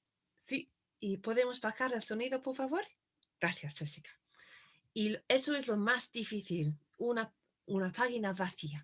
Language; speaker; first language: Spanish; non-native, fluent; English